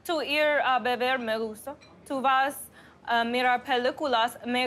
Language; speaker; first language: Spanish; non-native, learner; English